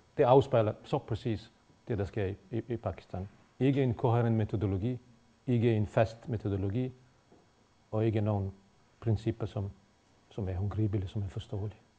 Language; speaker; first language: Danish; non-native, fluent; Bosnian